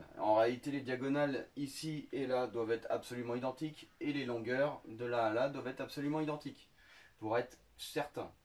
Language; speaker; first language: French; native; French